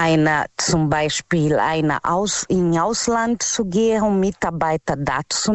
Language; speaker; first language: German; non-native, learner; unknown